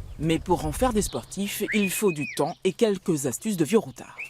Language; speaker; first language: French; native; French